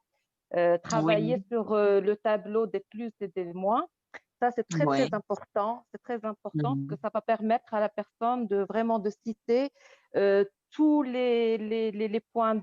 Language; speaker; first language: French; non-native, local second language; Arabic